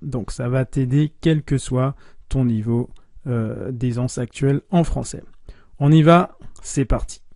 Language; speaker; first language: French; native; French